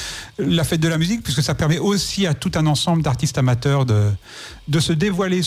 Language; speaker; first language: French; native; French